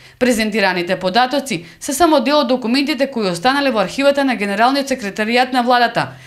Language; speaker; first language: Macedonian; native; Macedonian